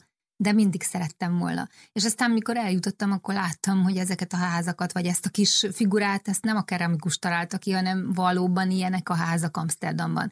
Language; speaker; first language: Hungarian; native; Hungarian